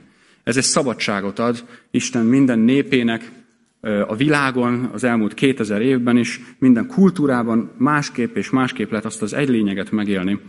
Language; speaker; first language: Hungarian; native; Hungarian